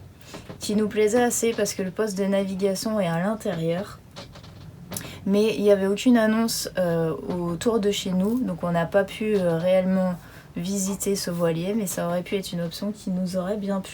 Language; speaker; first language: French; native; French